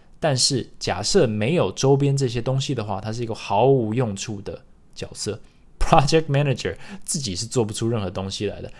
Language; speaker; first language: Chinese; early bilingual, other home language; English